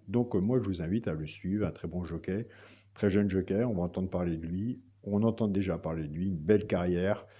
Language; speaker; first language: French; native; French